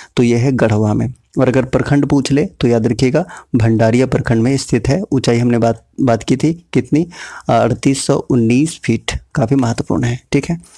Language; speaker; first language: Hindi; native; Hindi